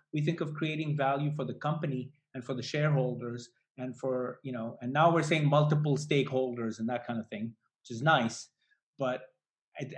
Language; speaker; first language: English; non-native, local second language; Hindi